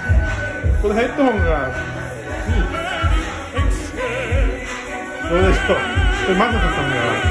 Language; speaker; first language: Japanese; native; Japanese